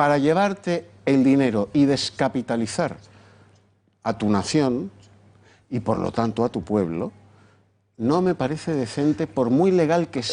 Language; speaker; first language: Spanish; native; Spanish